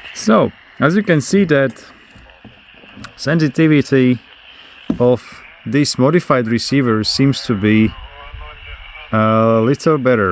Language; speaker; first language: English; non-native, fluent; Slovak